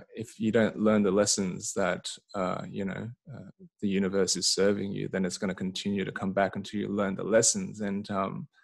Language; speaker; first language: English; native; English